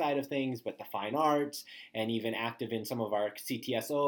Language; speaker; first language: English; native; English